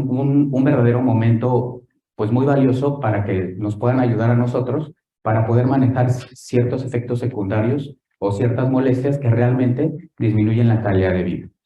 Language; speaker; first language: Spanish; native; Spanish